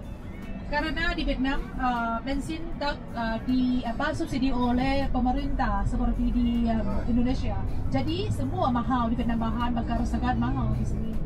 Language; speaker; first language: Indonesian; non-native, fluent; Vietnamese